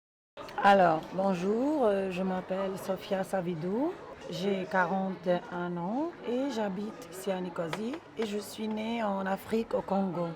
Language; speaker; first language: French; non-native, local second language; Greek